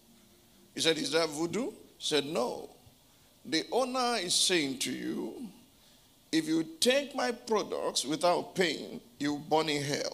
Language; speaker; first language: English; non-native, local second language; Yoruba